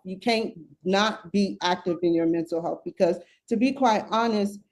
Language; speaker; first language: English; native; English